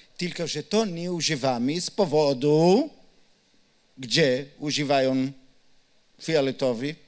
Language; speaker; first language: Polish; non-native, learner; Hebrew